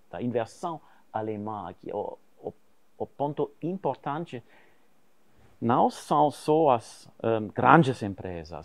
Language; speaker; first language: Portuguese; non-native, fluent; German